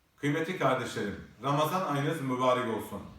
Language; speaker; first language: Turkish; native; Turkish